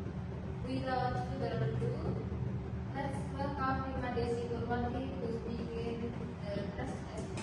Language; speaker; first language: English; non-native, learner; Indonesian